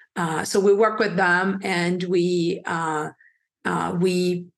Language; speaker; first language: English; early bilingual, other home language; Spanish